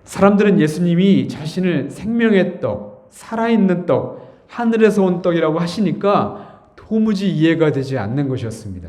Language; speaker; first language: Korean; native; Korean